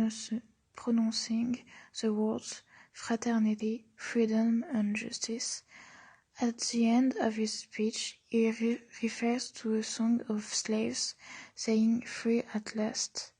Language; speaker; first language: English; non-native, learner; French